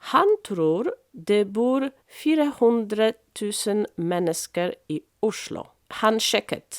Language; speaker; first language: Norwegian; non-native, fluent; French